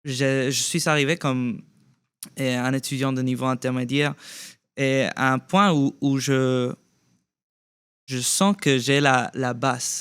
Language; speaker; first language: French; non-native, fluent; Spanish